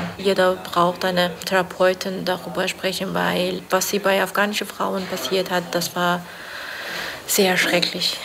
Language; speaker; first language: German; non-native, fluent; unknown